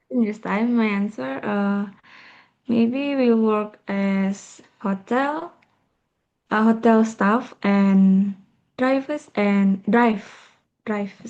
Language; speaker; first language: English; non-native, learner; Indonesian